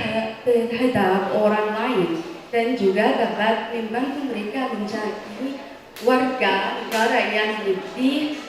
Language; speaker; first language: Indonesian; non-native, fluent; Arabic